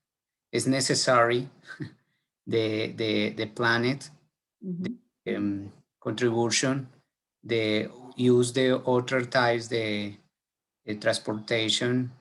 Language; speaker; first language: English; non-native, learner; Spanish